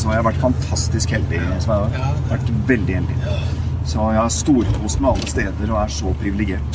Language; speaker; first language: Norwegian; native; Norwegian